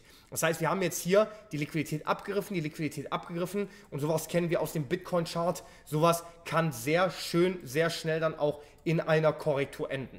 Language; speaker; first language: German; native; German